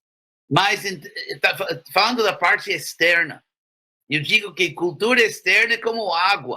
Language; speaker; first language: Portuguese; non-native, fluent; English